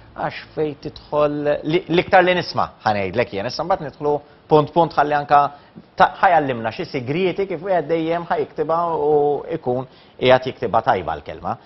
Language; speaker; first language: Maltese; native; Maltese